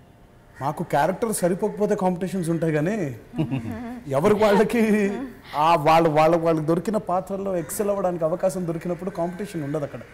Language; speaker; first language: Telugu; native; Telugu